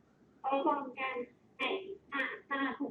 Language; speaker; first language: Chinese; non-native, learner; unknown